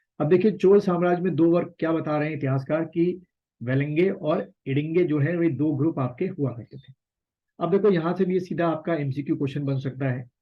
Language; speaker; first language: Hindi; native; Hindi